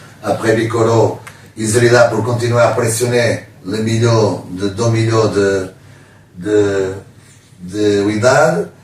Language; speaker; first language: French; non-native, learner; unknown